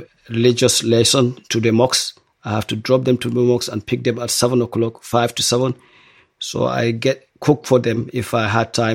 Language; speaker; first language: English; non-native, local second language; Hausa